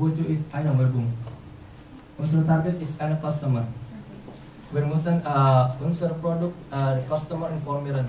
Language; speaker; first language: German; non-native, learner; Indonesian